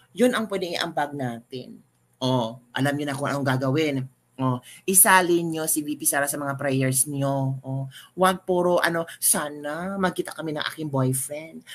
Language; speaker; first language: Filipino; non-native, local second language; Cebuano